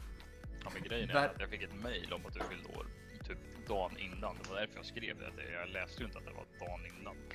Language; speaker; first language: Swedish; native; Swedish